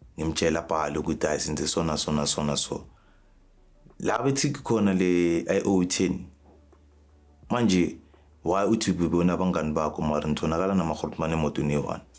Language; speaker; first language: Zulu; native; Zulu